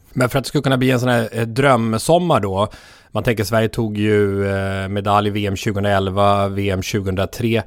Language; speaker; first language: Swedish; native; Swedish